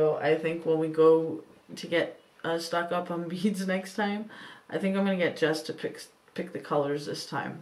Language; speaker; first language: English; native; English